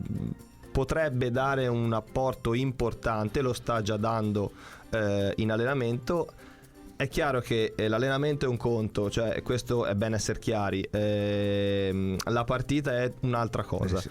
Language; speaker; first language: Italian; native; Italian